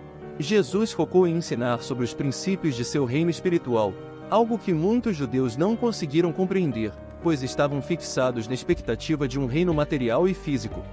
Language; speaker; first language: Portuguese; native; Portuguese